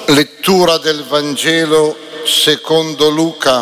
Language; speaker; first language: Italian; native; Italian